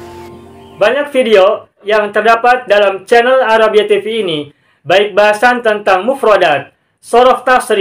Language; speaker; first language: Indonesian; native; Indonesian